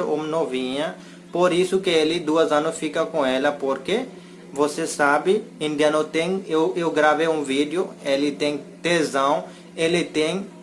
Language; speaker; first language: Portuguese; non-native, learner; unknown